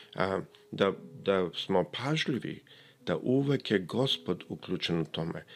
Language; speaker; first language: Serbian; early bilingual, heritage; Serbian